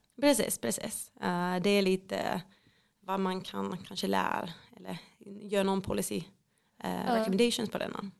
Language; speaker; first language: Swedish; non-native, fluent; Finnish